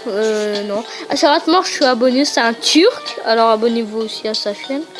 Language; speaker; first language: French; early bilingual, other home language; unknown